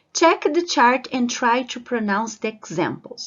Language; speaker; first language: English; non-native, fluent; Portuguese